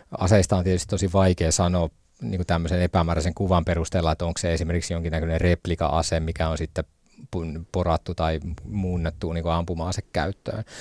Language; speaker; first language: Finnish; native; Finnish